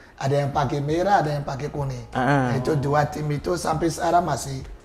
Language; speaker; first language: Indonesian; non-native, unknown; English